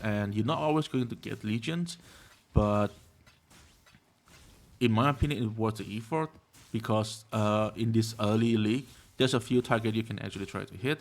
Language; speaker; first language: English; non-native, fluent; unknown